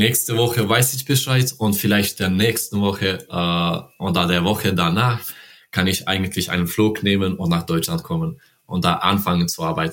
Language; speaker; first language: German; non-native, learner; Serbian